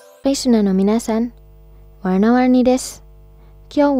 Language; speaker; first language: Japanese; non-native, fluent; Indonesian